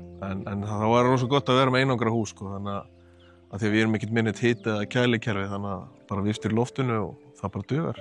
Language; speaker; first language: Icelandic; native; Icelandic